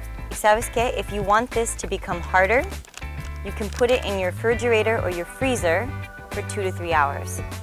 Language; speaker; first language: English; native; English